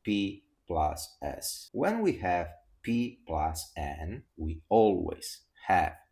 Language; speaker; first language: English; non-native, fluent; Italian